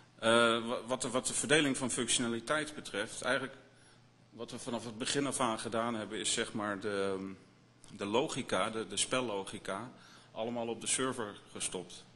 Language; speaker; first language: Dutch; native; Dutch